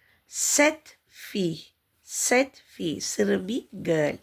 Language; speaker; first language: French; non-native, learner; Tamil